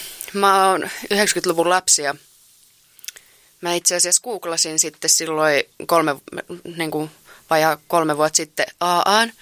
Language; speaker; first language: Finnish; native; Finnish